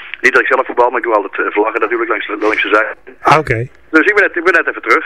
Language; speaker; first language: Dutch; native; Dutch